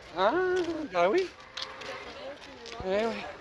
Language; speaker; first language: French; native; French